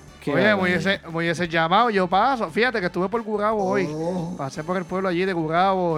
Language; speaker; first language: Spanish; native; Spanish